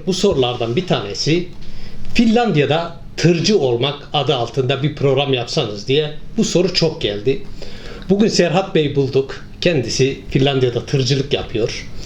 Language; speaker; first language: Turkish; native; Turkish